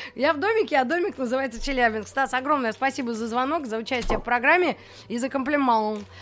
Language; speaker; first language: Russian; native; Russian